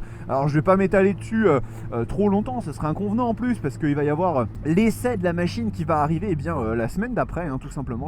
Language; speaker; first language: French; native; French